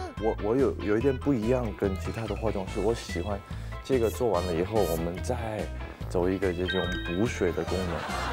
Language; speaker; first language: Chinese; non-native, fluent; Korean